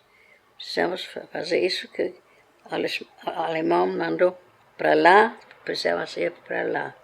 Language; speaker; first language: Portuguese; non-native, fluent; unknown